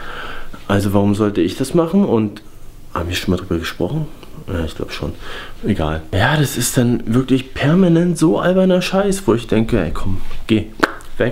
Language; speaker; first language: German; native; German